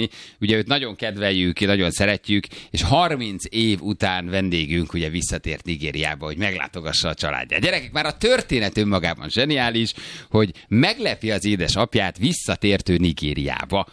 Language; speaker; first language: Hungarian; native; Hungarian